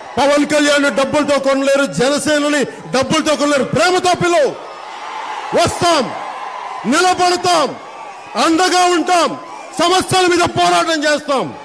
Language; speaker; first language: Telugu; native; Telugu